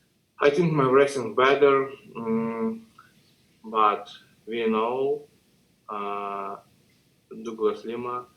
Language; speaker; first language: English; non-native, learner; Russian